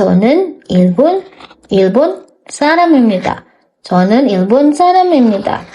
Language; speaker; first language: Korean; non-native, fluent; Indonesian